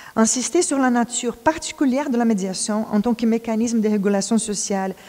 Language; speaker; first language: French; non-native, fluent; Portuguese